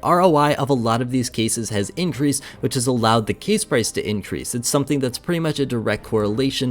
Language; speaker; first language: English; native; English